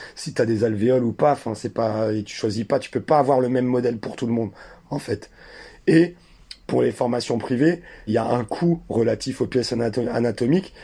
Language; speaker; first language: French; native; French